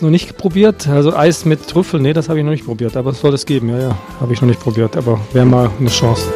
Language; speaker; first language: German; native; German